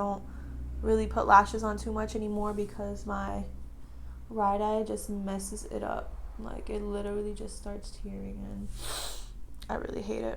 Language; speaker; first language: English; native; English